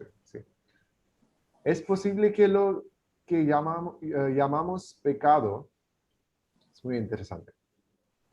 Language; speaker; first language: Spanish; non-native, learner; English